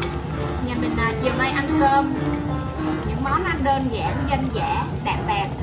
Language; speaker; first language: Vietnamese; native; Vietnamese